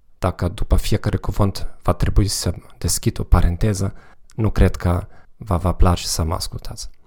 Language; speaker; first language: Romanian; non-native, fluent; German